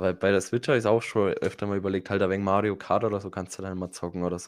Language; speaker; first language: German; native; German